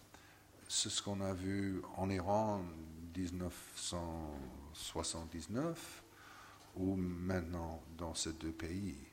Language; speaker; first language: French; non-native, fluent; English